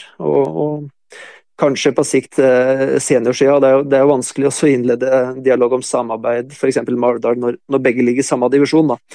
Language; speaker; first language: Norwegian; native; Norwegian